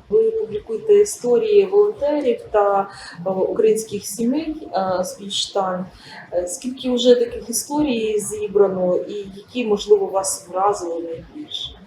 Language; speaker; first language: Ukrainian; native; Ukrainian